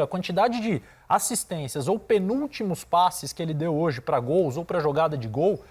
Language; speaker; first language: Portuguese; native; Portuguese